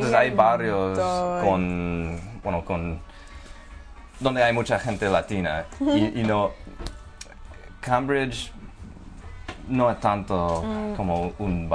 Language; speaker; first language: Spanish; non-native, fluent; English